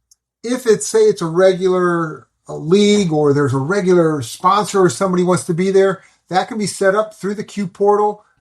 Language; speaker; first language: English; native; English